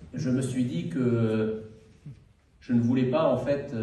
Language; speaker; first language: French; early bilingual, other home language; Arabic